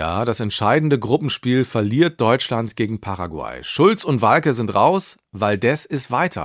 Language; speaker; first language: German; native; German